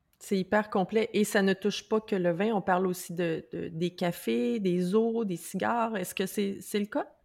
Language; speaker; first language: French; native; French